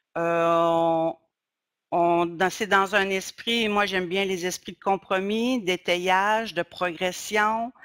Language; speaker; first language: French; native; French